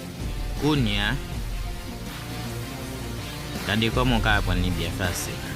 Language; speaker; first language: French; non-native, local second language; Haitian Creole